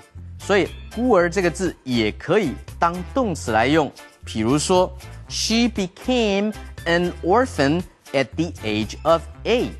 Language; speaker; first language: Chinese; native; Chinese